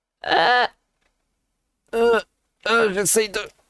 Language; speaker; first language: French; native; French